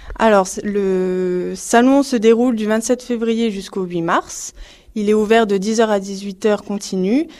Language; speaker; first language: French; native; French